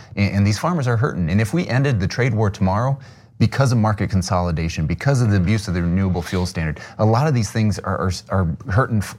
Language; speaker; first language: English; native; English